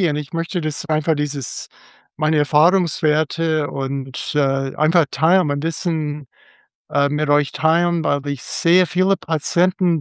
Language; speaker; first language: German; non-native, fluent; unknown